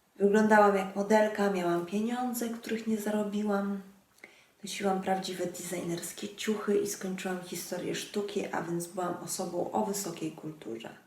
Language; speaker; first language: Polish; native; Polish